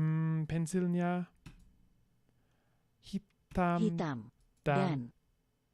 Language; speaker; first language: Indonesian; non-native, learner; English